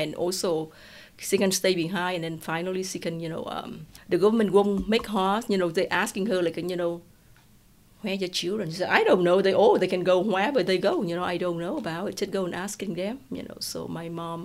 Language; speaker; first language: English; non-native, fluent; Vietnamese